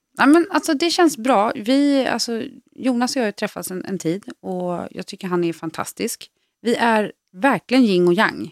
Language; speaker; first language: Swedish; native; Swedish